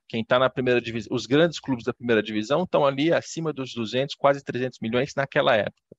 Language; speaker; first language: Portuguese; native; Portuguese